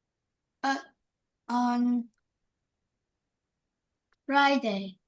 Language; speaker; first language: English; non-native, learner; Vietnamese